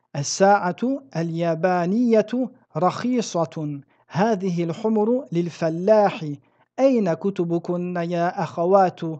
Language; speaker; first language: Arabic; non-native, fluent; French